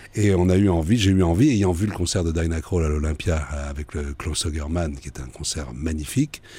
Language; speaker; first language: French; native; French